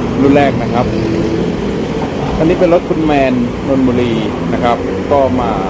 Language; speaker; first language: Thai; native; Thai